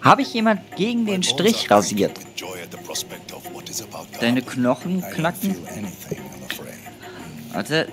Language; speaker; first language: German; native; German